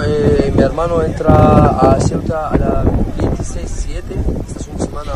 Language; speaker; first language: Spanish; non-native, learner; Arabic